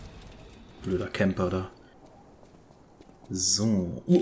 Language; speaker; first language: German; native; German